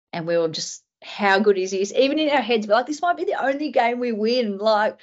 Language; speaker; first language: English; native; English